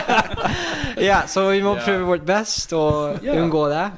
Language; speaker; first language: Norwegian; non-native, fluent; English